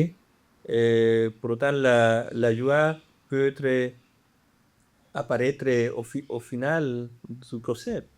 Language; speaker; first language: French; non-native, fluent; Spanish